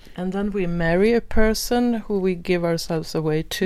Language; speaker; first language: English; non-native, fluent; Swedish